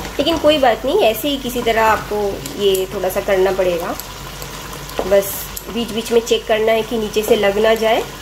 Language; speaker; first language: Hindi; non-native, local second language; Bangla